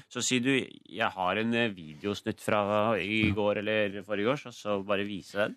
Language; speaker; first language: Norwegian; early bilingual, other home language; Urdu